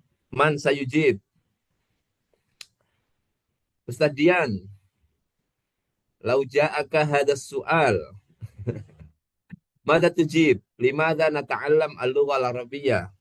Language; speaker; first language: Arabic; non-native, fluent; Indonesian